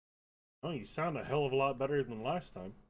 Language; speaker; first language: English; native; English